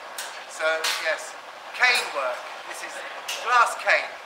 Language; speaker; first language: English; native; English